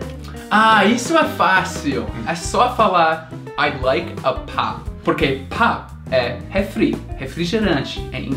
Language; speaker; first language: Portuguese; non-native, fluent; English